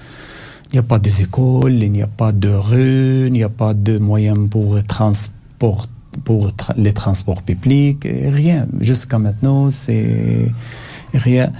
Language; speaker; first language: French; non-native, learner; Arabic